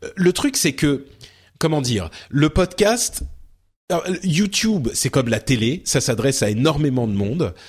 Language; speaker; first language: French; early bilingual, other home language; Arabic